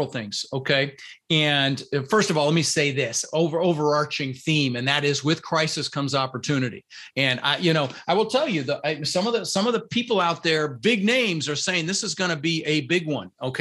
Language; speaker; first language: English; early bilingual, other home language; Dutch